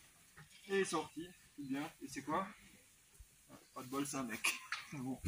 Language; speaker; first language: French; native; French